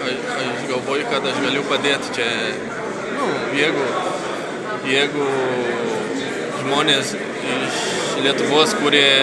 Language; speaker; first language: Lithuanian; non-native, learner; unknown